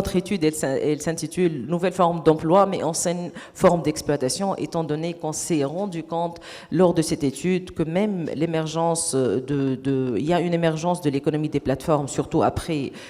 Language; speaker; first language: French; non-native, local second language; Arabic